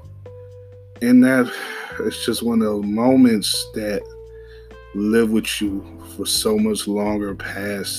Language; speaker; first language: English; native; English